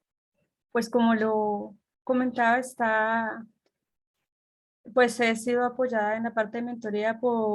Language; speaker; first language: Spanish; native; Spanish